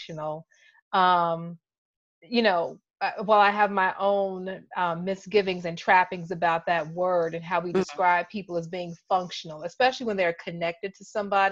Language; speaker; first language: English; native; English